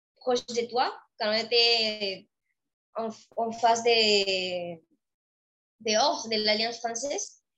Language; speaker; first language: French; non-native, fluent; Spanish